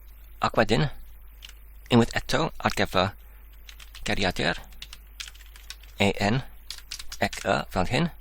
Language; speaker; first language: Welsh; non-native, learner; Polish